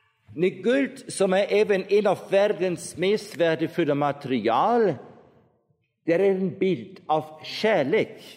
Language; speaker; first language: Swedish; non-native, fluent; German